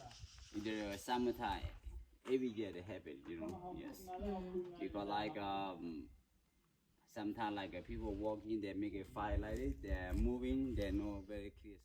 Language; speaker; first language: English; non-native, learner; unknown